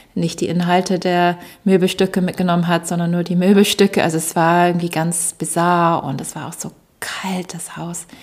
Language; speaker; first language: German; early bilingual, other home language; English